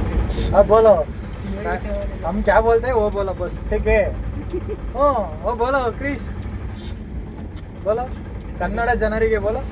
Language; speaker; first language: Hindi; non-native, local second language; Kannada